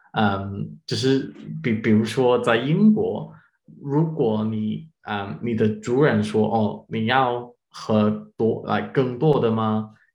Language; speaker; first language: Chinese; non-native, learner; English